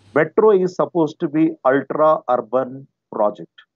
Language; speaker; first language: English; non-native, local second language; Telugu